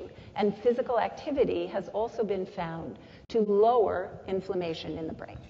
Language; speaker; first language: English; native; English